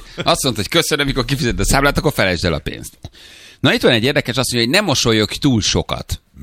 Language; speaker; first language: Hungarian; native; Hungarian